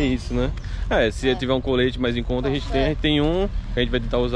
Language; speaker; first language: Portuguese; native; Portuguese